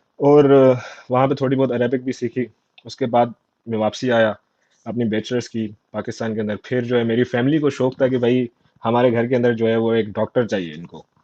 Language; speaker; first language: Urdu; non-native, local second language; Sindhi